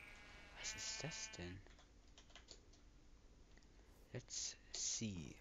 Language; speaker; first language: German; native; German